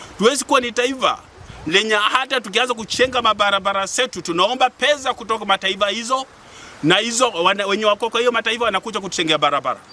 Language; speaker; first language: Swahili; non-native, local second language; Luyia